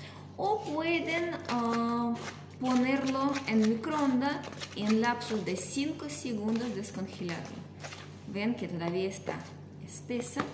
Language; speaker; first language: Spanish; non-native, fluent; Russian